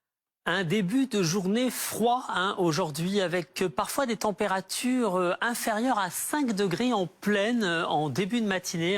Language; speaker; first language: French; native; French